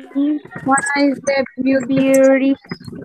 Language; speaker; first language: English; non-native, learner; Spanish